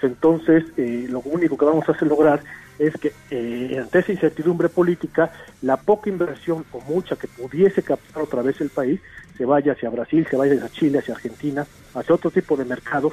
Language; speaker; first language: Spanish; native; Spanish